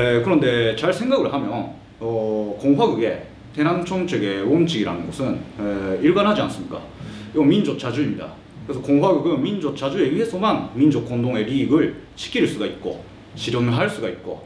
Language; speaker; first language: Korean; early bilingual, heritage; Korean